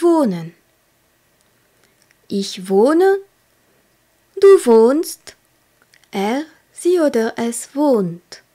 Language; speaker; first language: German; non-native, fluent; French